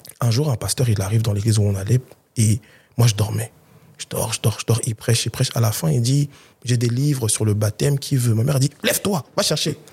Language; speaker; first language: French; early bilingual, other home language; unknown